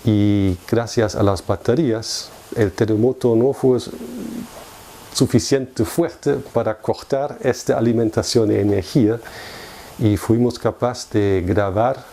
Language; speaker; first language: Spanish; non-native, fluent; German